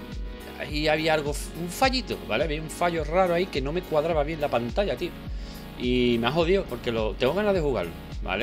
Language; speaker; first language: Spanish; native; Spanish